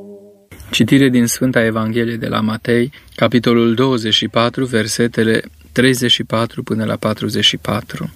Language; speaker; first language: Romanian; native; Romanian